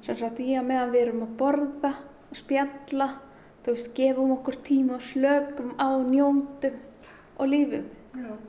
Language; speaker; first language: Icelandic; early bilingual, other home language; Amharic